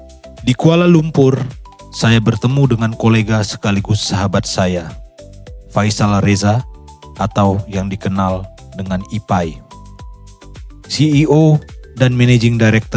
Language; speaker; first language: Indonesian; native; Indonesian